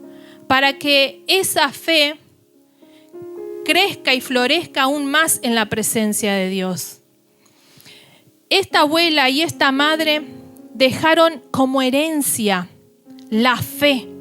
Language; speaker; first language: Spanish; native; Spanish